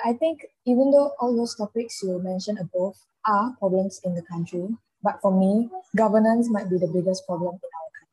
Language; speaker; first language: English; non-native, local second language; Chinese